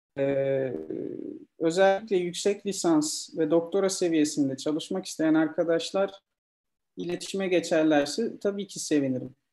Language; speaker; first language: Turkish; native; Turkish